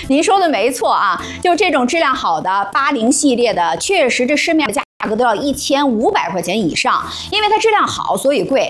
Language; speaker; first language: Chinese; native; Chinese